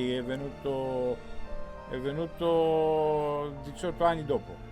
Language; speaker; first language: Italian; non-native, fluent; Greek